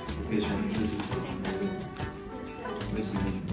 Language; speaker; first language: Chinese; non-native, fluent; Japanese